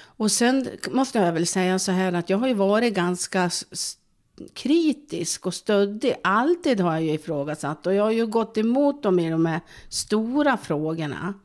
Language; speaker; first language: Swedish; native; Swedish